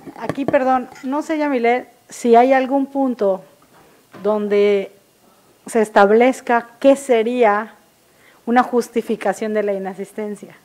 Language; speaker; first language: Spanish; native; Spanish